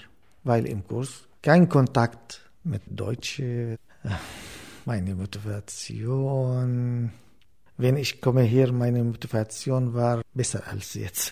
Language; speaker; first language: German; non-native, learner; Arabic